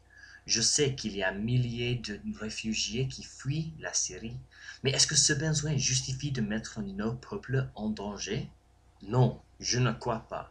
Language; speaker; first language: French; non-native, learner; English